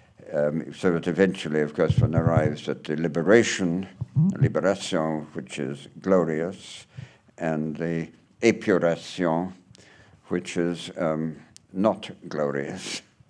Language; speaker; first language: English; native; English